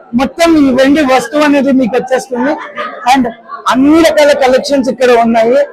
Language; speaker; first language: Telugu; native; Telugu